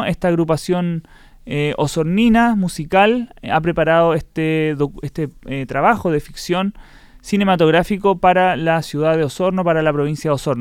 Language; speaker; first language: Spanish; native; Spanish